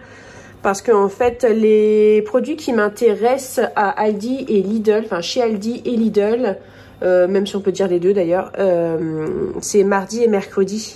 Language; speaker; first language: French; native; French